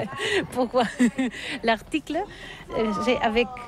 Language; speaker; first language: French; non-native, learner; Catalan